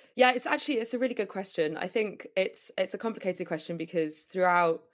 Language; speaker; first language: English; native; English